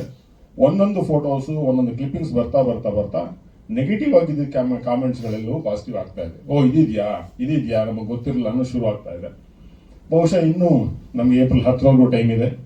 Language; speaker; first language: Kannada; native; Kannada